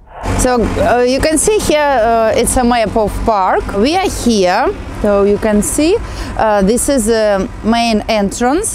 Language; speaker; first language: English; non-native, fluent; Russian